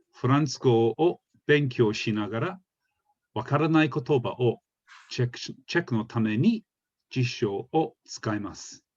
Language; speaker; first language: Japanese; non-native, fluent; English